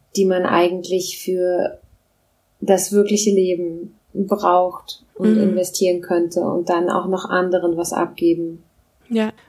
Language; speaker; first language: German; non-native, local second language; Russian